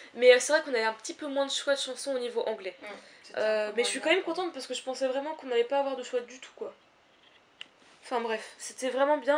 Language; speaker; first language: French; native; French